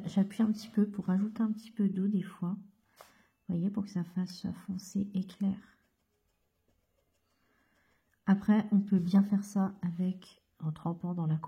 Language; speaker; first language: French; native; French